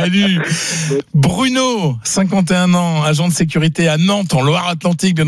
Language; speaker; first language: French; native; French